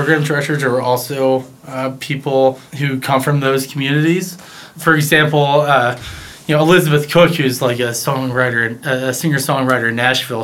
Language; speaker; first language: English; native; English